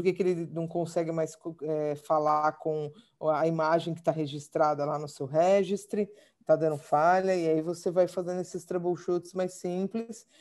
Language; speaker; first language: Portuguese; native; Portuguese